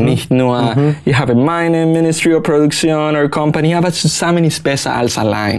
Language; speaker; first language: German; non-native, learner; Spanish